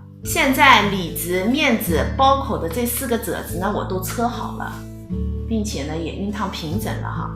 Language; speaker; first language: Chinese; native; Chinese